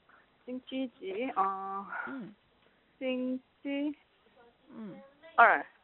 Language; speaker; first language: Chinese; non-native, learner; Korean